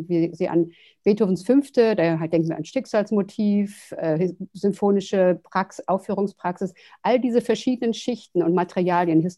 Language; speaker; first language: German; native; German